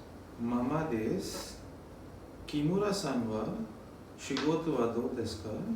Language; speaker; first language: Japanese; non-native, learner; English